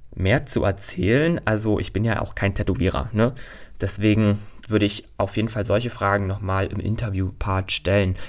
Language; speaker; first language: German; native; German